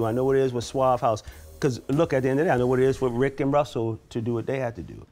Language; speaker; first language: English; native; English